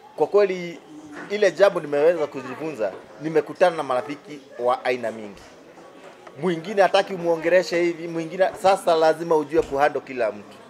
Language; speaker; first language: Swahili; non-native, local second language; Kikuyu